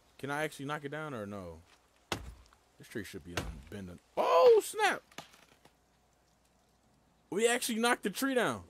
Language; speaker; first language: English; native; English